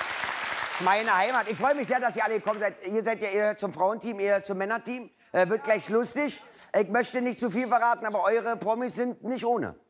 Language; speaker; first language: German; native; German